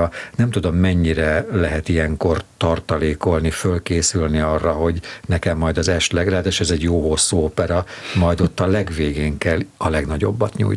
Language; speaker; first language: Hungarian; native; Hungarian